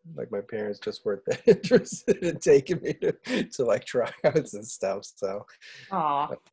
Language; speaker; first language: English; native; English